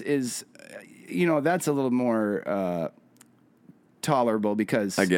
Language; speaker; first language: English; native; English